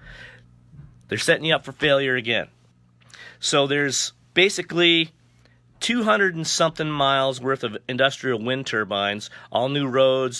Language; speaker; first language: English; native; English